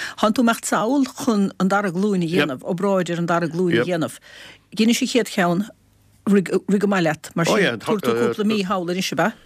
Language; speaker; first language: Irish; native; Irish